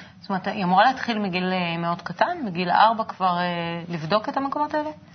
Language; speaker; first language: Hebrew; native; Hebrew